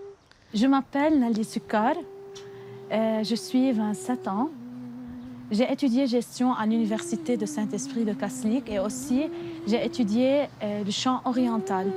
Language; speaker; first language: French; non-native, local second language; Arabic